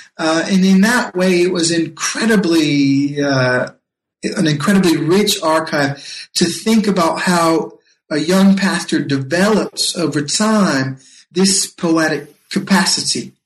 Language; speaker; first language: English; native; English